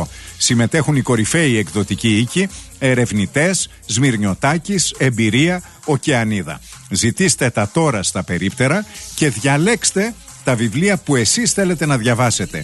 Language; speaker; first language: Greek; native; Greek